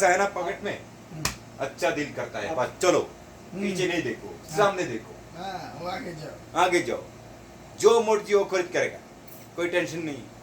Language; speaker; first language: Hindi; non-native, learner; Bangla